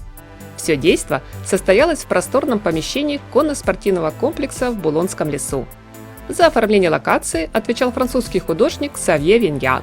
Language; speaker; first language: Russian; native; Russian